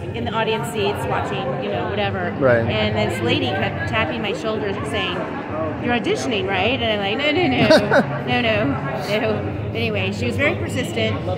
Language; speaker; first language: English; native; English